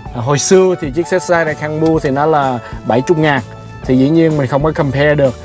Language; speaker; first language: Vietnamese; early bilingual, heritage; Vietnamese